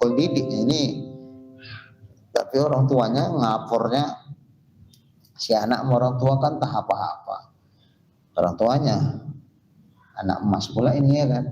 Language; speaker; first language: Indonesian; native; Indonesian